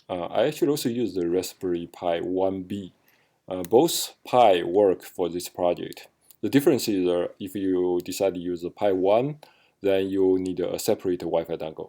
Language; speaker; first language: English; non-native, fluent; Chinese